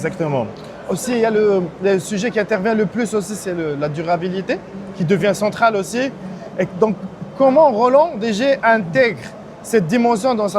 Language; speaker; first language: French; non-native, local second language; Arabic